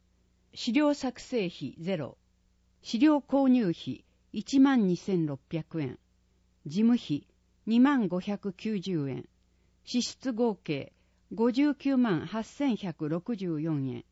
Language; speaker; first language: Japanese; native; Japanese